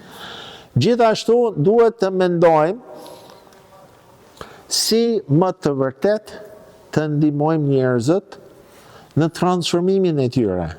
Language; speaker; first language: Albanian; non-native, fluent; English